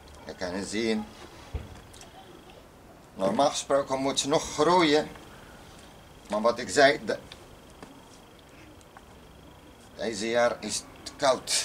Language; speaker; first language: Dutch; non-native, learner; Arabic